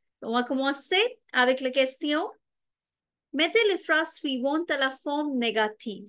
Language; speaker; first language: French; non-native, fluent; Hindi